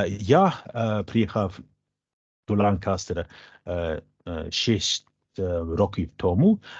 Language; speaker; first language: Ukrainian; non-native, learner; English